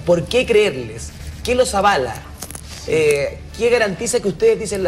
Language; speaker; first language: Spanish; native; Spanish